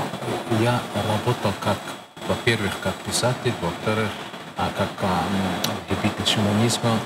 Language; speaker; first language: Russian; non-native, fluent; Mongolian